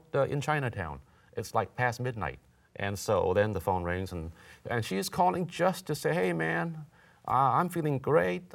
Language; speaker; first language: English; native; English